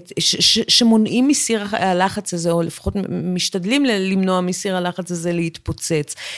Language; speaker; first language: Hebrew; early bilingual, other home language; Persian